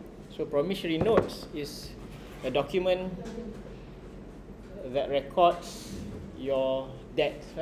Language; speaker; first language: English; non-native, local second language; Malay